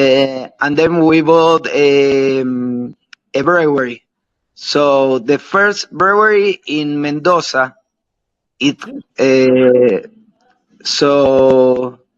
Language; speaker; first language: English; non-native, learner; Spanish